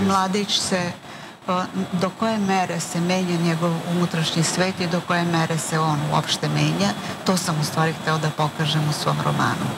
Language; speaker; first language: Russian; non-native, learner; Serbian